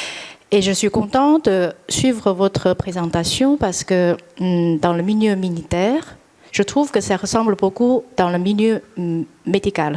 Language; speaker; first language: French; non-native, fluent; Chinese